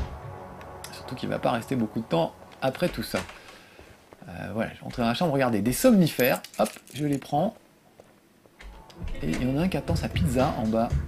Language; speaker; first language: French; native; French